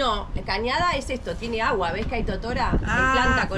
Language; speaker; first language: Spanish; native; Spanish